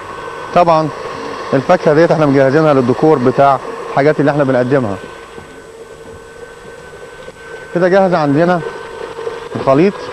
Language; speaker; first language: Arabic; native; Arabic